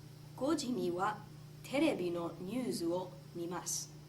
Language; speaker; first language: Japanese; non-native, learner; English